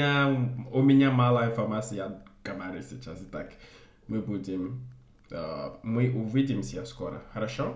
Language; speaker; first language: Russian; non-native, learner; English